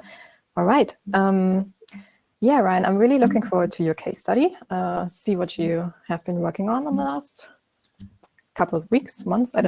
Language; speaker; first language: English; non-native, fluent; German